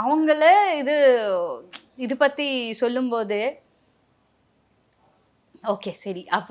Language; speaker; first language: Tamil; non-native, local second language; Bangla